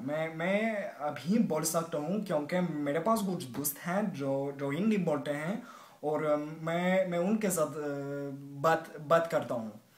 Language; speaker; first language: Hindi; non-native, learner; English